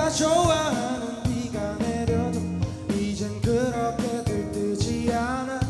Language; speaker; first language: Korean; native; Korean